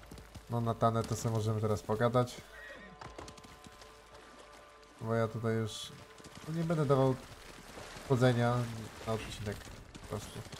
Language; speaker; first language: Polish; native; Polish